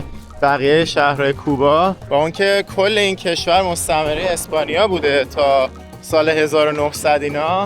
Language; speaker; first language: Persian; native; Persian